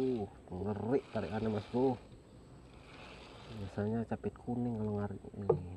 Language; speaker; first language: Indonesian; native; Indonesian